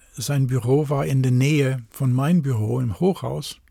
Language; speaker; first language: German; non-native, fluent; English